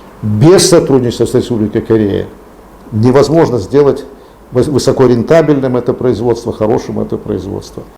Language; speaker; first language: Russian; native; Russian